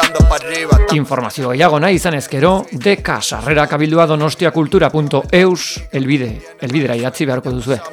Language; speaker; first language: Basque; native; Basque